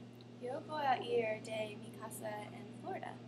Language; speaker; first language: Spanish; non-native, learner; English